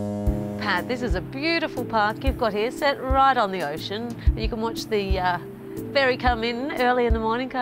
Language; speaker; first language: English; native; English